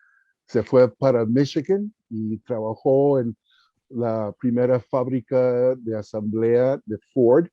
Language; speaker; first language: Spanish; early bilingual, heritage; Spanish